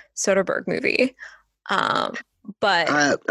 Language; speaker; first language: English; non-native, fluent; Estonian